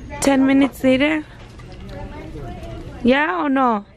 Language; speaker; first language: Spanish; early bilingual, heritage; Spanish